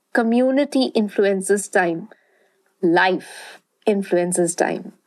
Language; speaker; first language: English; non-native, local second language; Bangla